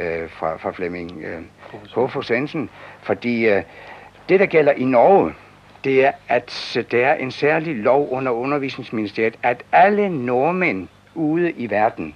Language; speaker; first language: Danish; native; Danish